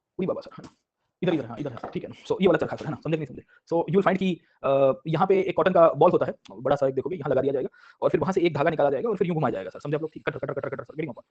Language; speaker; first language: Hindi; non-native, local second language; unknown